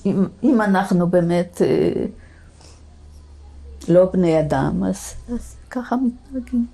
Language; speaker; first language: Hebrew; non-native, fluent; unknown